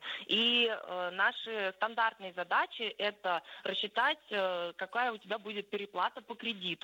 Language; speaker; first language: Russian; native; Russian